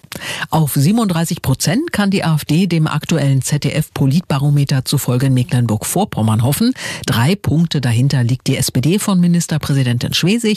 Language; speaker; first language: German; native; German